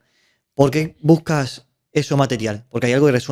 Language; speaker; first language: Spanish; native; Spanish